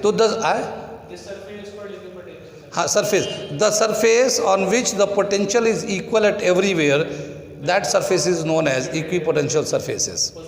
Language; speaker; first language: Hindi; native; Hindi